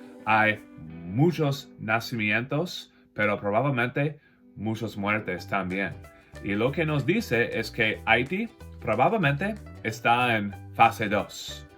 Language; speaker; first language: Spanish; non-native, fluent; English